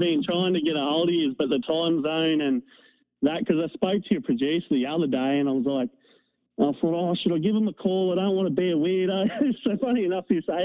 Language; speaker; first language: English; native; English